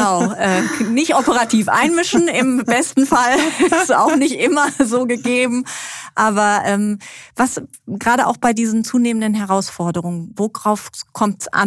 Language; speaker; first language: German; native; German